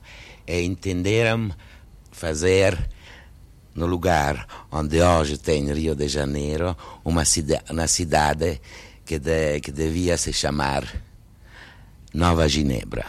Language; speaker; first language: Portuguese; non-native, fluent; French